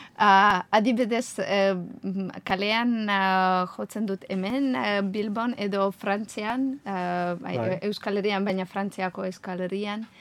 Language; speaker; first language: Basque; non-native, learner; Ukrainian